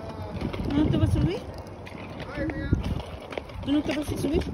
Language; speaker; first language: Spanish; native; Spanish